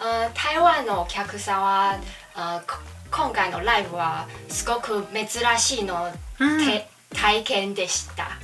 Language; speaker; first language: Japanese; non-native, learner; Chinese